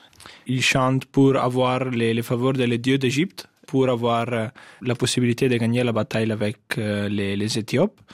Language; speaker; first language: French; non-native, fluent; Italian